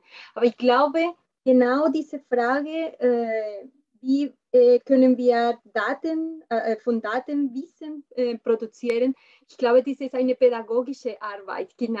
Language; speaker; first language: German; non-native, fluent; Spanish